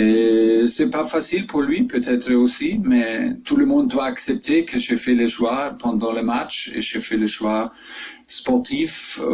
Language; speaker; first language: French; non-native, fluent; German